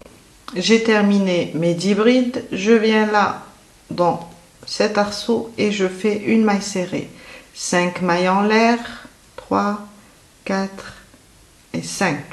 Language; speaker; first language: French; native; French